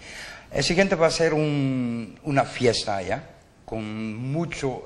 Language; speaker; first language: Spanish; non-native, learner; Dutch